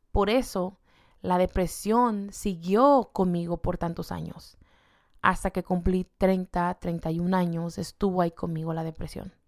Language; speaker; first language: Spanish; native; Spanish